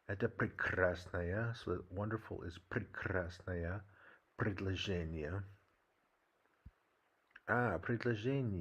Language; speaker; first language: Russian; non-native, learner; English